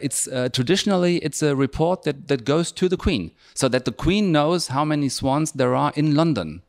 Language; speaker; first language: English; non-native, fluent; German